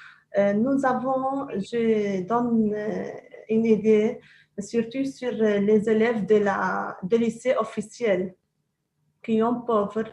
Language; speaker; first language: French; non-native, local second language; Arabic